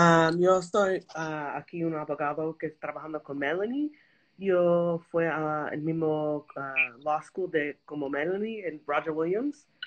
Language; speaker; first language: Spanish; early bilingual, heritage; Spanish